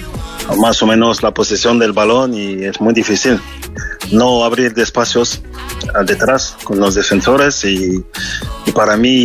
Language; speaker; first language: Spanish; non-native, fluent; French